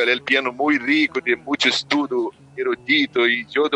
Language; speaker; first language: Spanish; non-native, learner; Portuguese